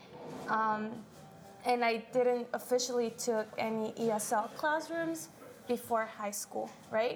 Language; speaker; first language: English; early bilingual, other home language; Spanish